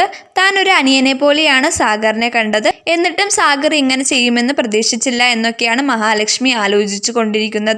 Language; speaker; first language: Malayalam; native; Malayalam